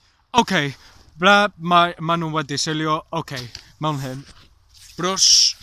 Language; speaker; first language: Welsh; non-native, learner; English